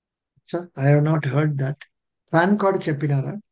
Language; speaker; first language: English; non-native, local second language; Telugu